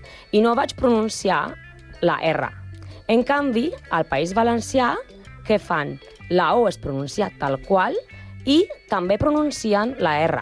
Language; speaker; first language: Catalan; non-native, learner; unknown